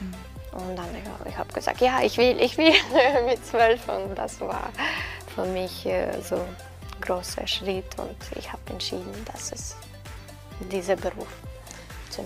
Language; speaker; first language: German; non-native, learner; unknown